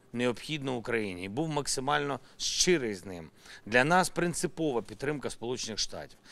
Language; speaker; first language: Ukrainian; non-native, local second language; Russian